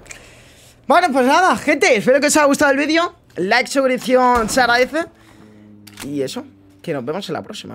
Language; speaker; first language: Spanish; native; Spanish